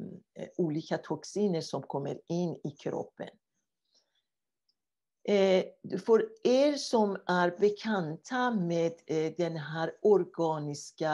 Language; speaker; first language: Swedish; non-native, fluent; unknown